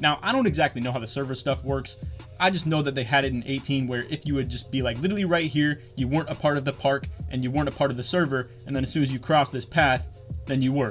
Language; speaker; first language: English; native; English